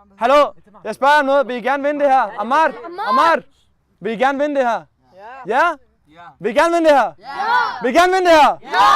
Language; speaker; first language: Danish; native; Danish